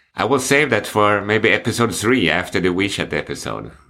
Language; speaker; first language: English; non-native, fluent; Swedish